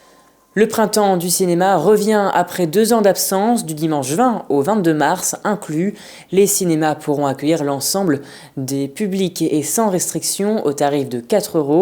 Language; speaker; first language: French; native; French